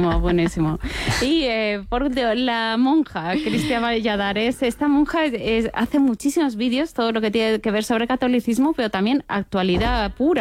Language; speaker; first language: Spanish; native; Spanish